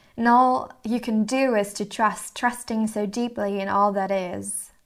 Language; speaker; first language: English; non-native, fluent; German